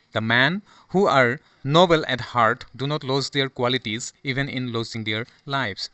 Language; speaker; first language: English; non-native, local second language; Assamese